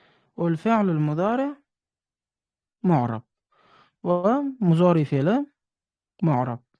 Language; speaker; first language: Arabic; non-native, fluent; Uzbek